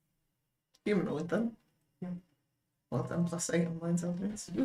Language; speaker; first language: English; native; English